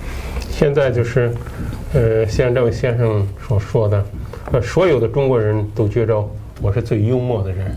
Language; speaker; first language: Chinese; native; Chinese